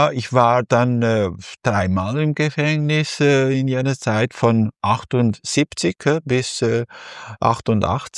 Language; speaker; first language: German; non-native, fluent; Albanian